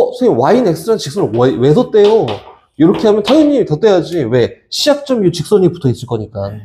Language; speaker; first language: Korean; native; Korean